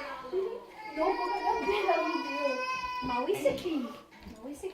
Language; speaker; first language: French; native; French